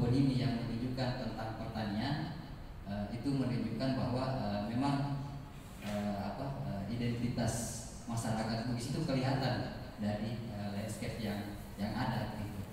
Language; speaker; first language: Indonesian; native; Indonesian